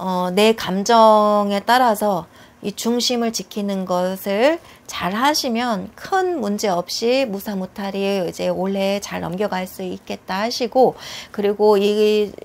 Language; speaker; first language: Korean; native; Korean